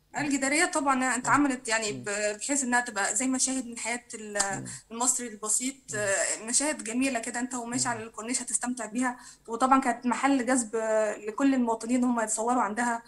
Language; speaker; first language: Egyptian Arabic; native; Egyptian Arabic